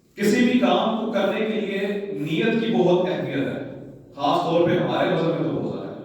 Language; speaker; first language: Urdu; non-native, local second language; Punjabi